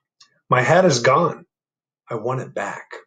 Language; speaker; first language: English; native; English